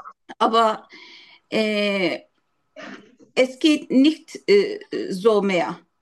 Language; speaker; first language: German; non-native, learner; Turkish